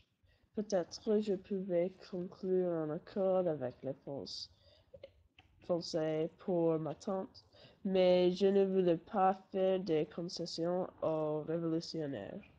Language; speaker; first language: French; non-native, learner; English